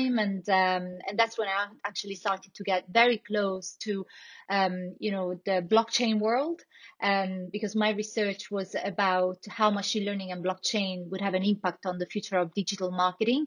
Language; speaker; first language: English; non-native, fluent; Italian